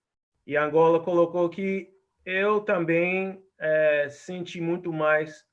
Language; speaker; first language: Portuguese; non-native, fluent; English